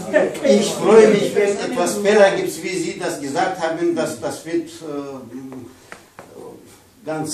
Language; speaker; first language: German; non-native, fluent; Pashto